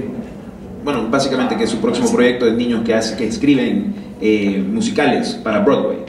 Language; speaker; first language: Spanish; native; Spanish